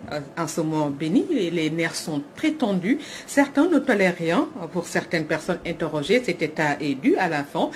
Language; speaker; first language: French; non-native, local second language; Wolof